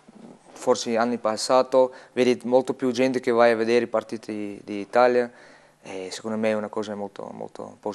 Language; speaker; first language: Italian; non-native, learner; Afrikaans